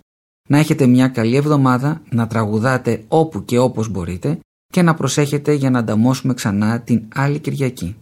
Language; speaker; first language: Greek; native; Greek